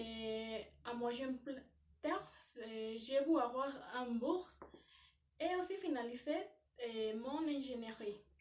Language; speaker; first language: French; non-native, learner; Spanish